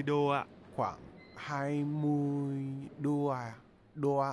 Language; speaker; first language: Vietnamese; non-native, learner; English